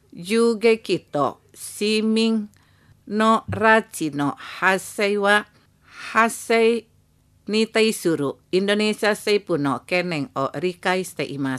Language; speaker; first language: Japanese; non-native, fluent; Indonesian